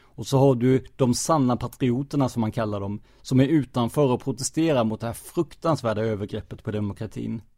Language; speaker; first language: Swedish; non-native, fluent; English